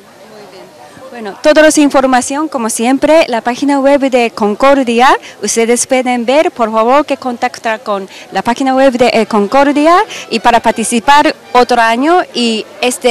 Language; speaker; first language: Spanish; non-native, learner; Japanese